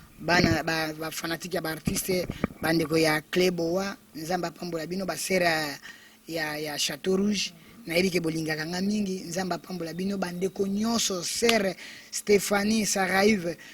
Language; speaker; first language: Lingala; native; Lingala